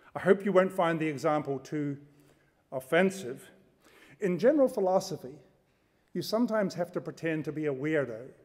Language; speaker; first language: English; native; English